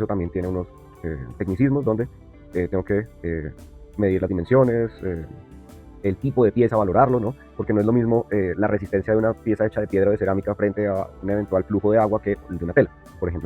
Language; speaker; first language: Spanish; native; Spanish